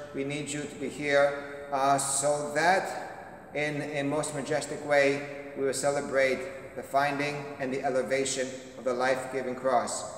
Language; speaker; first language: English; early bilingual, other home language; Greek